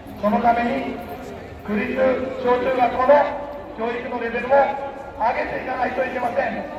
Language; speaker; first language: Japanese; non-native, fluent; Marathi